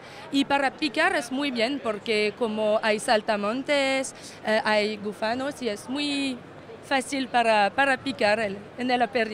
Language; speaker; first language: Spanish; non-native, fluent; French